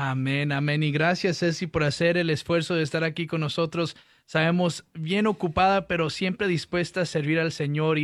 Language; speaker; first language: Spanish; early bilingual, heritage; Spanish